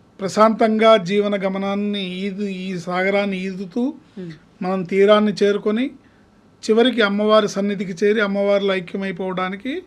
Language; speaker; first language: Telugu; native; Telugu